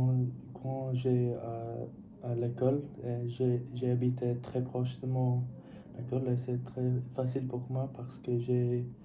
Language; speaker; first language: French; non-native, learner; English